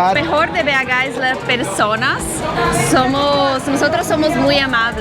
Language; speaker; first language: Spanish; non-native, learner; Portuguese